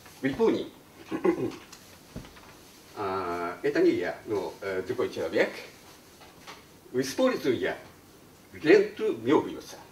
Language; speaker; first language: Russian; non-native, learner; Japanese